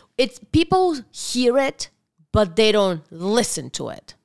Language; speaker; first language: English; non-native, fluent; Bulgarian